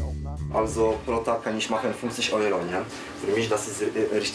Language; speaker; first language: German; non-native, learner; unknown